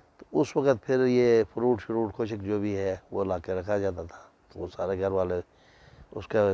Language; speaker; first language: Urdu; non-native, local second language; Shina